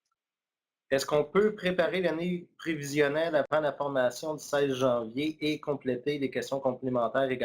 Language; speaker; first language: French; native; French